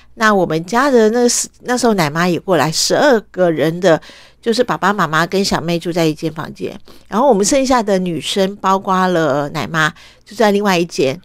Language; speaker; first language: Chinese; early bilingual, other home language; Cantonese